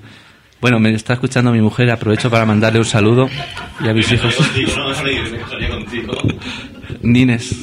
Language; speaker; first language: Spanish; native; Spanish